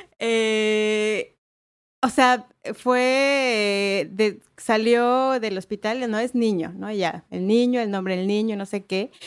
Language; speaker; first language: Spanish; native; Spanish